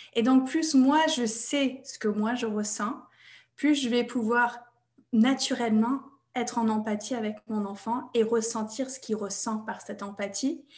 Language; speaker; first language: French; non-native, fluent; English